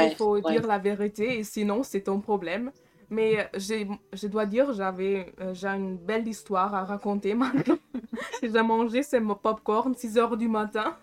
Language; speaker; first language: French; non-native, fluent; German